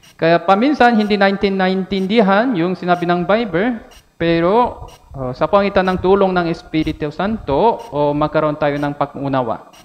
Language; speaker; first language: Filipino; non-native, fluent; Korean